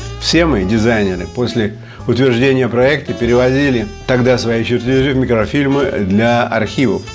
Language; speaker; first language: Russian; native; Russian